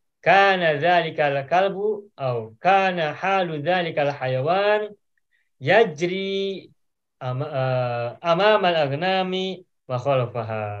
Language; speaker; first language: Arabic; non-native, fluent; Indonesian